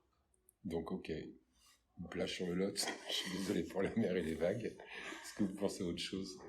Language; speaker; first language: French; native; French